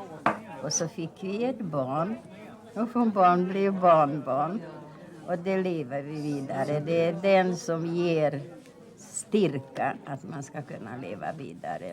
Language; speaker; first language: Swedish; non-native, fluent; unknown